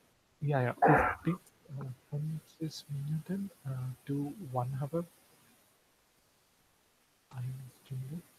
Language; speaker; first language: German; non-native, learner; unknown